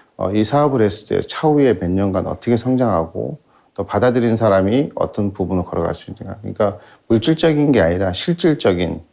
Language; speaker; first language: Korean; native; Korean